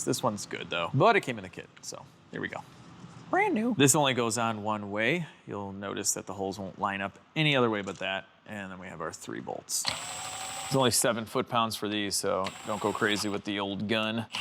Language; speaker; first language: English; native; English